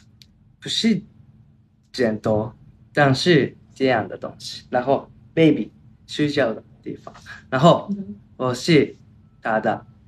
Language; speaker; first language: Chinese; non-native, learner; Japanese